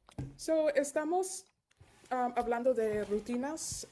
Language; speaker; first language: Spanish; early bilingual, heritage; Spanish